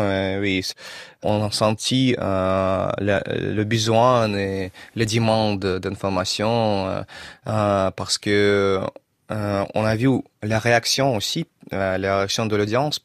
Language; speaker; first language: French; non-native, learner; Russian